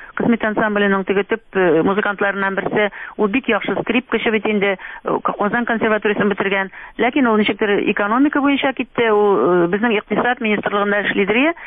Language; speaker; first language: Tatar; native; Tatar